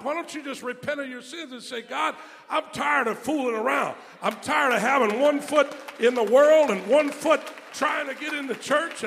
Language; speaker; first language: English; native; English